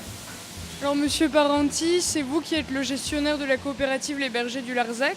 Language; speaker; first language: French; native; French